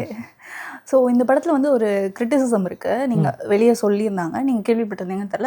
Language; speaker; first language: Tamil; native; Tamil